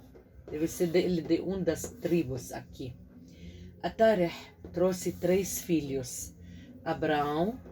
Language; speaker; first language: Portuguese; non-native, fluent; Arabic